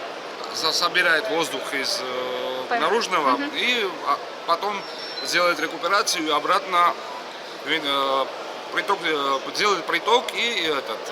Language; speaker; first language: Russian; non-native, fluent; Georgian